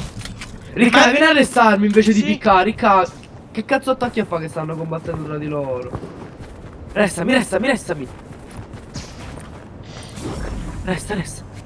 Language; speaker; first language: Italian; native; Italian